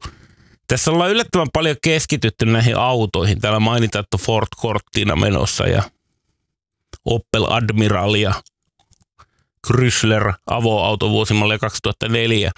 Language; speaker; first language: Finnish; native; Finnish